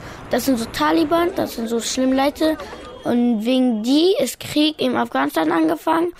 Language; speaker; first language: German; early bilingual, other home language; Pashto